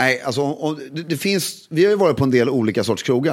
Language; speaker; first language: Swedish; native; Swedish